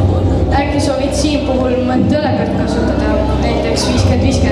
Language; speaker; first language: Estonian; native; Estonian